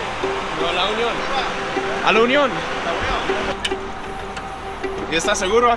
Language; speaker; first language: Spanish; non-native, learner; English